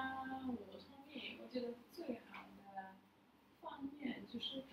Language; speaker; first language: Chinese; non-native, learner; English